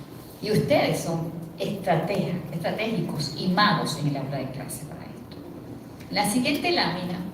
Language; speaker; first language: Spanish; native; Spanish